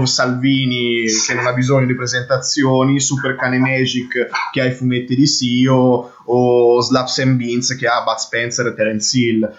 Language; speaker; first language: Italian; native; Italian